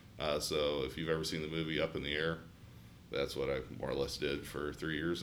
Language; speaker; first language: English; native; English